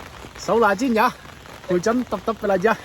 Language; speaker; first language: Indonesian; non-native, learner; Chinese